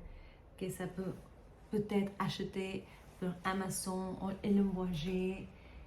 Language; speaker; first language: French; non-native, learner; Spanish